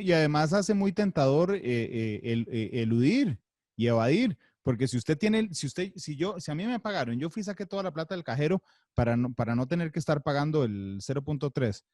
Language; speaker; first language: Spanish; native; Spanish